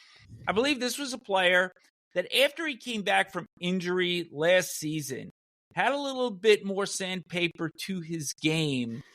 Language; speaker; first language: English; native; English